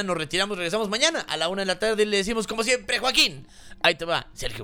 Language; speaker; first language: Spanish; native; Spanish